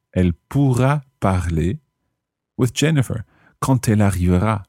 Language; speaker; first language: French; non-native, fluent; English